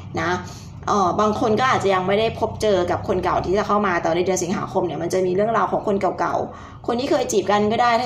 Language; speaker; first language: Thai; native; Thai